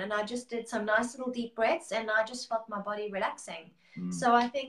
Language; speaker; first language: English; native; English